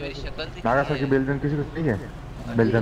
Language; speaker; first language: Hindi; native; Hindi